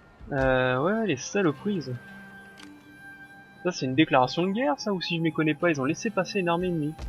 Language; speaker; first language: French; native; French